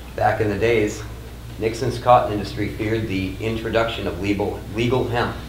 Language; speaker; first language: English; native; English